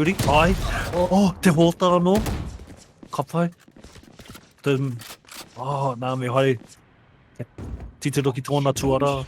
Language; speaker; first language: Māori; non-native, local second language; English